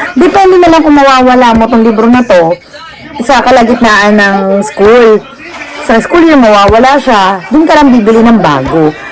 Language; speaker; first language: Filipino; native; Filipino